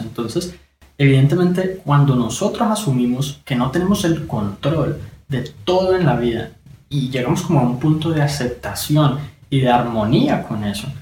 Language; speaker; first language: Spanish; native; Spanish